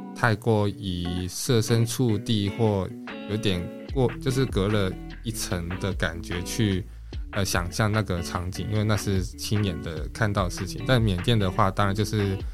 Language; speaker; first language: Chinese; non-native, local second language; Japanese